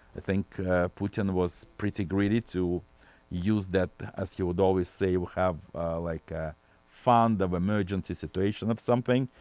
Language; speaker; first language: English; non-native, fluent; Russian